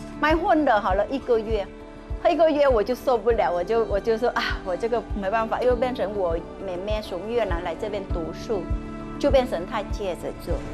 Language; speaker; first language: Chinese; non-native, fluent; Vietnamese